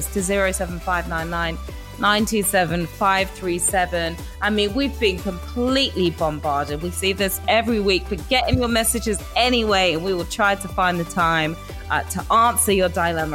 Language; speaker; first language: English; native; English